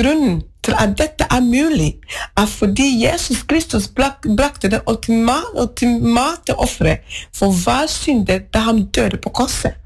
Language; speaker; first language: Norwegian; non-native, fluent; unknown